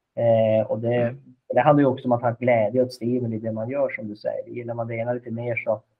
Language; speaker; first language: Swedish; native; Swedish